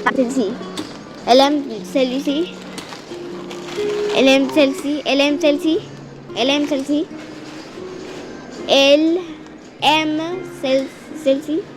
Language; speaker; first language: French; non-native, fluent; Spanish